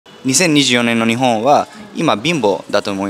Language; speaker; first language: Japanese; non-native, fluent; Spanish